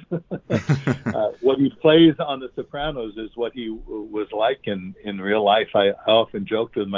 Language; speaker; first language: English; native; English